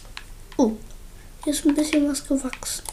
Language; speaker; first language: German; native; German